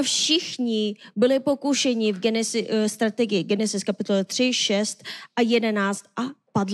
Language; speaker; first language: Czech; non-native, learner; Korean